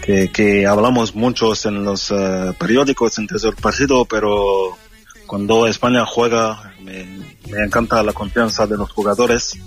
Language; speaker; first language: Spanish; non-native, learner; French